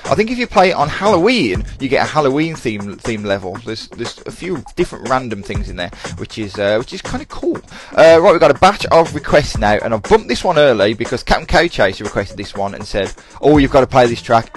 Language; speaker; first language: English; native; English